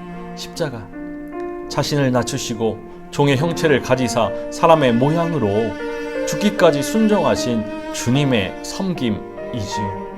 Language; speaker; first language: Korean; native; Korean